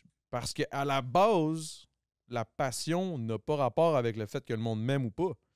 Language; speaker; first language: French; native; French